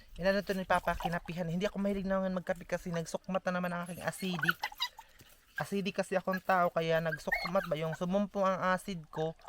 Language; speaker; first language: Filipino; non-native, local second language; Cebuano